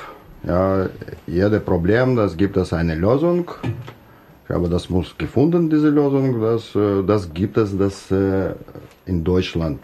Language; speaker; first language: German; non-native, learner; Russian